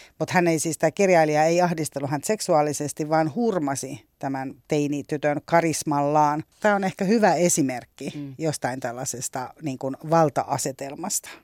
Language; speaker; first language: Finnish; native; Finnish